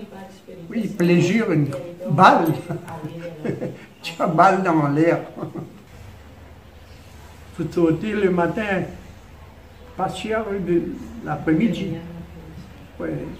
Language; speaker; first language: French; non-native, learner; Morisyen